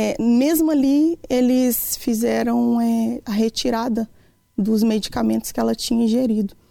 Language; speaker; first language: Portuguese; native; Portuguese